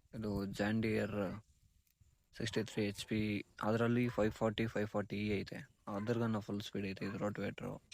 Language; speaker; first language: Kannada; non-native, local second language; Telugu